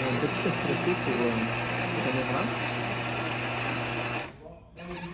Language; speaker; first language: French; native; French